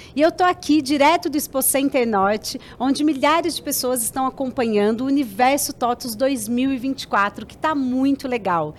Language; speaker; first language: Portuguese; native; Portuguese